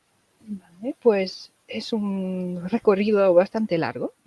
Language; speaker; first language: Spanish; non-native, fluent; English